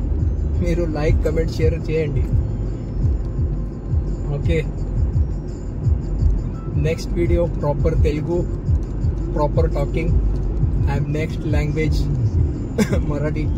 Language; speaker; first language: Telugu; non-native, local second language; Kannada